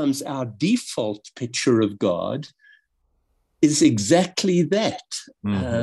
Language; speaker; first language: English; native; English